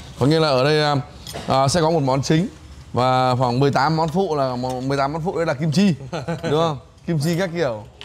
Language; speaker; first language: Vietnamese; native; Vietnamese